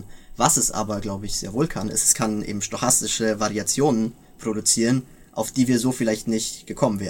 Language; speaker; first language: German; native; German